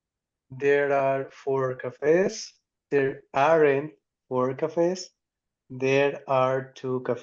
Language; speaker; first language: English; non-native, learner; Spanish